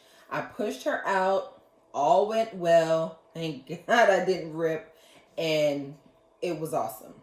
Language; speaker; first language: English; native; English